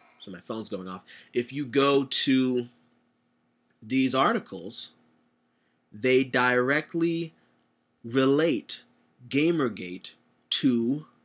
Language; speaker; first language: English; native; English